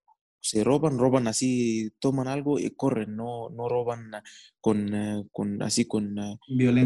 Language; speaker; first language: Spanish; non-native, fluent; Arabic